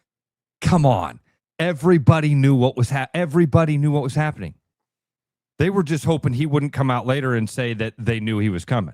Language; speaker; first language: English; native; English